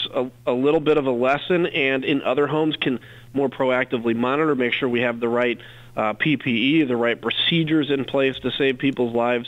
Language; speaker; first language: English; native; English